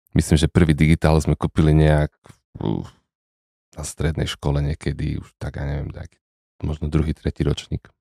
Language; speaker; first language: Slovak; native; Slovak